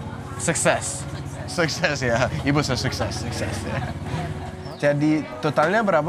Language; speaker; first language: Indonesian; non-native, learner; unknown